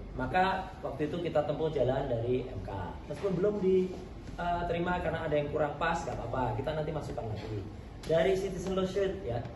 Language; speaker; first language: Indonesian; non-native, local second language; Javanese